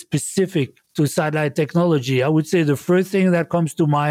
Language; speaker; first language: English; non-native, fluent; French